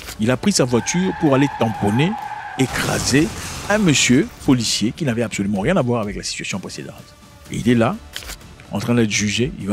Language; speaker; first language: French; non-native, local second language; Lingala